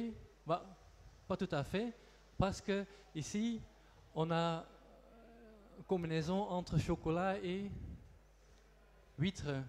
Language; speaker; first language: French; non-native, local second language; Dutch